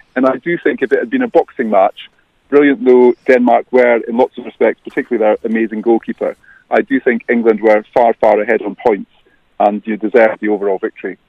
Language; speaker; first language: English; native; English